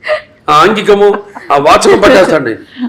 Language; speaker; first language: Telugu; native; Telugu